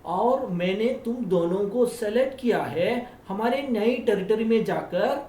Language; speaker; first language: Hindi; non-native, local second language; Malayalam